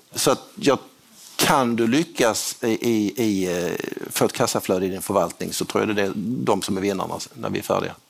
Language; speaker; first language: Swedish; native; Swedish